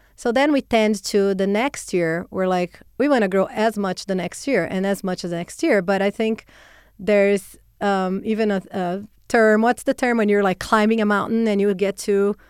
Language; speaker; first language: English; non-native, fluent; Portuguese